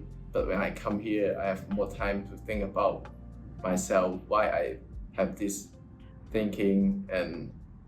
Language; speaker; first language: English; non-native, local second language; Cantonese